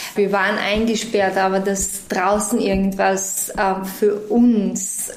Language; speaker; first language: German; non-native, fluent; Georgian